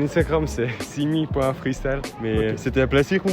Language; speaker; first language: French; non-native, local second language; German